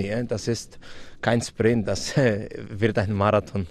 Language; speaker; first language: German; non-native, fluent; Greek